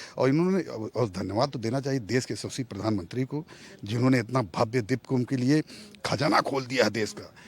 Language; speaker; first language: Hindi; native; Hindi